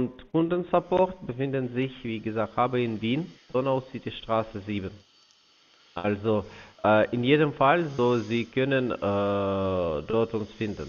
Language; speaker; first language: German; non-native, fluent; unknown